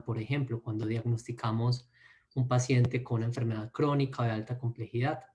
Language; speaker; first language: Spanish; native; Spanish